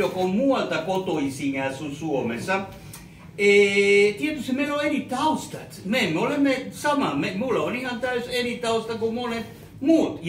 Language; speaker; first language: Finnish; non-native, fluent; Spanish